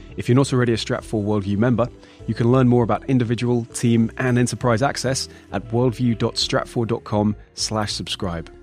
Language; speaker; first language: English; native; English